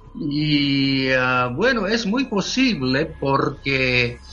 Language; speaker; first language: Spanish; non-native, fluent; Japanese